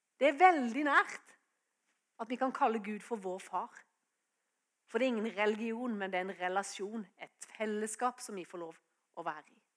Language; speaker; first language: Norwegian; native; Norwegian